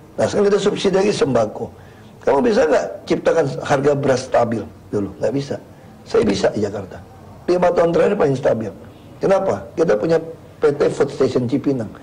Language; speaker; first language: Indonesian; native; Indonesian